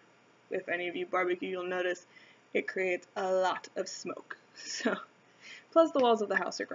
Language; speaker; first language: English; native; English